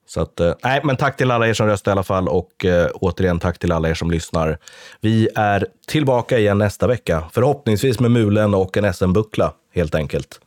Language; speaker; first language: Swedish; native; Swedish